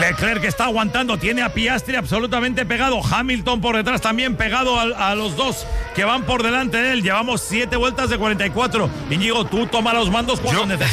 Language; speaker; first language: Spanish; native; Spanish